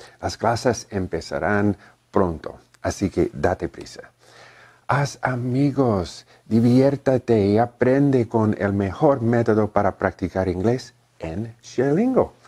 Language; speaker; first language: Spanish; non-native, fluent; English